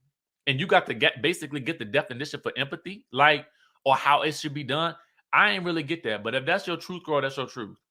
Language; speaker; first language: English; native; English